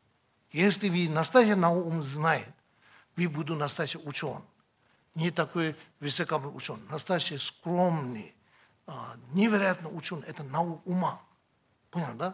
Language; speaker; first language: Russian; non-native, learner; Tibetan